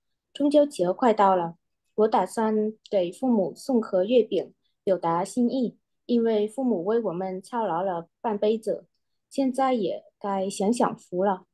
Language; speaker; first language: Chinese; non-native, learner; Vietnamese